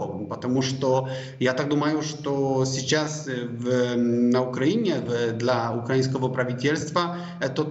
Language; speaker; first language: Russian; non-native, fluent; Polish